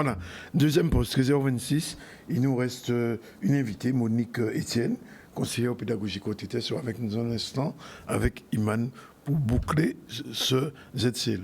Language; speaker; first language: French; native; French